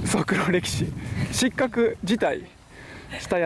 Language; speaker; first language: Japanese; native; Japanese